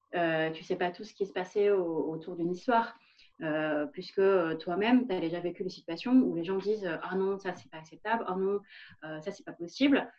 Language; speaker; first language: French; non-native, fluent; Vietnamese